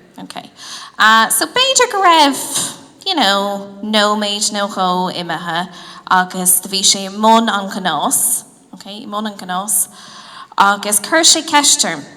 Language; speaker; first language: Irish; native; Irish